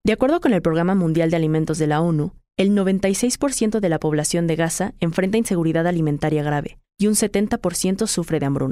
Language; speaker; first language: Spanish; native; Spanish